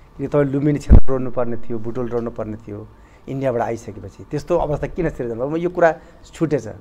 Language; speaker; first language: Nepali; native; Nepali